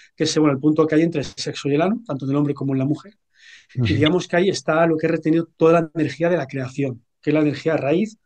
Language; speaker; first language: Spanish; native; Spanish